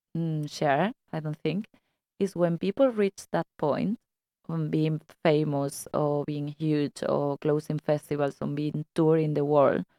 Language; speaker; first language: English; non-native, fluent; Spanish